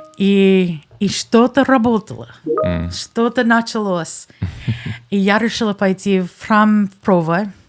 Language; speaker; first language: Russian; non-native, fluent; English